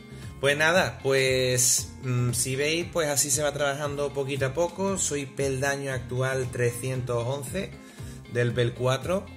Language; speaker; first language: Spanish; native; Spanish